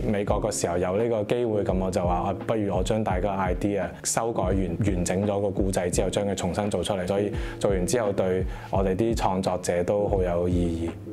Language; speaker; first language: Cantonese; non-native, fluent; Chinese